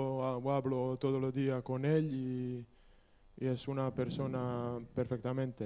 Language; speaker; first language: Spanish; non-native, learner; Serbian